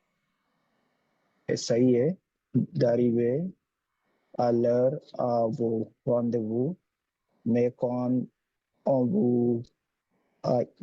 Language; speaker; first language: French; non-native, learner; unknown